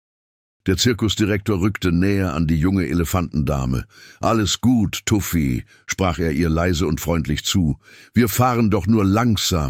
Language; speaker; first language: German; native; German